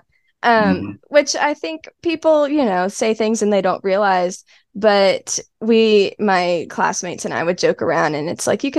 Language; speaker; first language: English; native; English